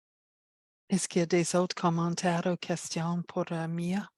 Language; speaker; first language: French; non-native, fluent; English